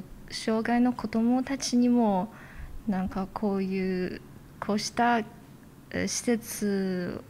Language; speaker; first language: Japanese; non-native, fluent; Chinese